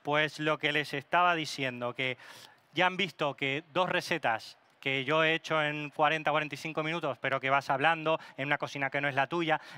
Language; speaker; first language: Spanish; non-native, local second language; Catalan